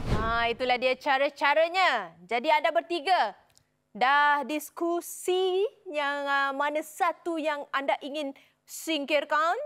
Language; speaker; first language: Malay; native; Malay